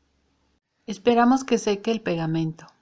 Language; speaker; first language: Spanish; native; Spanish